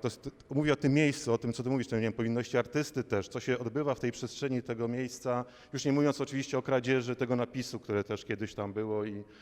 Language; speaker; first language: Polish; native; Polish